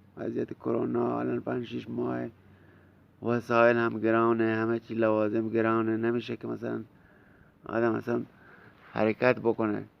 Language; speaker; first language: Persian; non-native, local second language; Baluchi